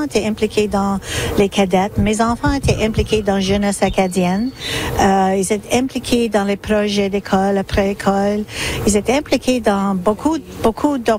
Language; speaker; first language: French; native; French